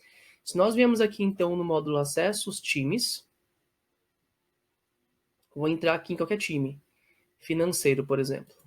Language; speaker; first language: Portuguese; native; Portuguese